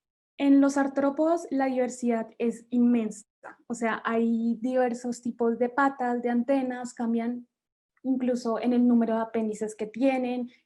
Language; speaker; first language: Spanish; native; Spanish